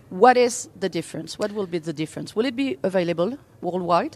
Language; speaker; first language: English; non-native, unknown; French